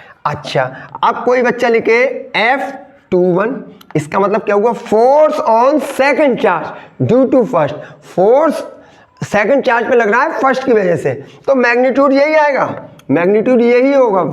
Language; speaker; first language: Hindi; native; Hindi